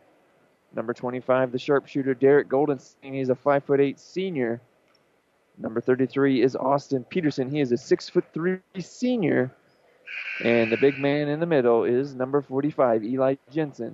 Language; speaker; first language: English; native; English